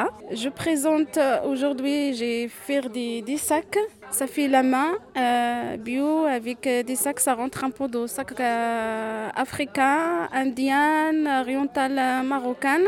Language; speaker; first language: French; non-native, learner; Arabic